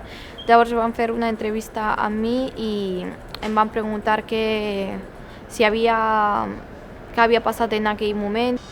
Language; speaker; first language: Catalan; early bilingual, other home language; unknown